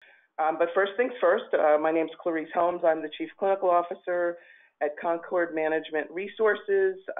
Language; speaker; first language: English; native; English